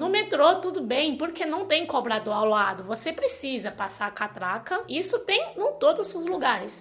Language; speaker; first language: Portuguese; non-native, fluent; Chinese